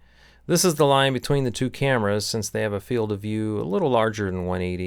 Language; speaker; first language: English; native; English